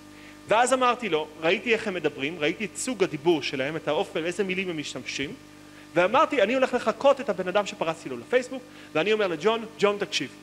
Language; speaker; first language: Hebrew; native; Hebrew